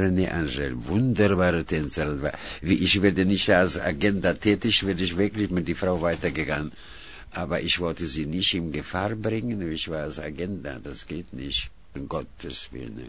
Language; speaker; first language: German; non-native, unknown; Russian